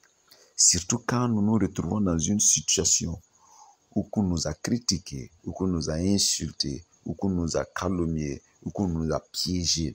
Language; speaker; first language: French; non-native, local second language; Mossi